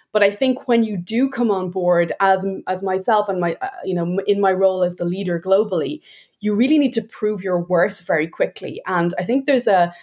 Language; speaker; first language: English; native; English